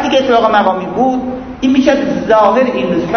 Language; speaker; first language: Persian; native; Persian